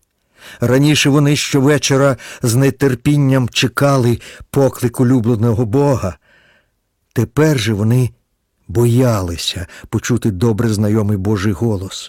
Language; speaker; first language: Ukrainian; native; Ukrainian